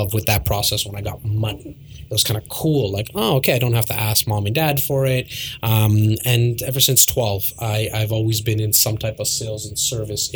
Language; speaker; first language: English; native; English